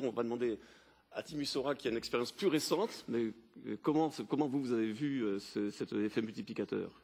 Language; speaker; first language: French; native; French